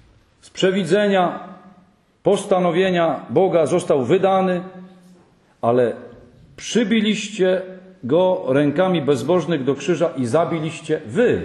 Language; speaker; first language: Polish; native; Polish